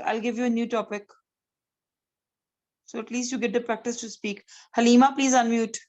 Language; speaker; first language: English; non-native, local second language; Urdu